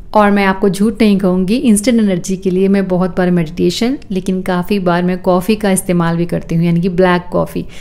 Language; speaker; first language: Hindi; native; Hindi